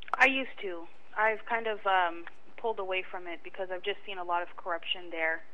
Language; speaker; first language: English; native; English